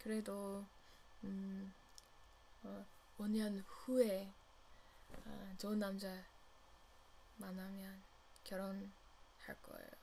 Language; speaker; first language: Korean; non-native, learner; English